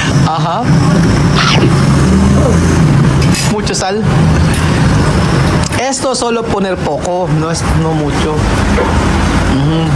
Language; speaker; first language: Spanish; non-native, learner; Filipino